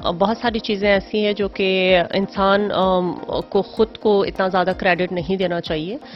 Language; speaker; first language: Urdu; non-native, local second language; Khowar